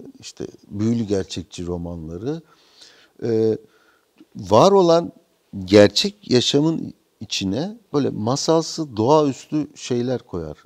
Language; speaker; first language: Turkish; native; Turkish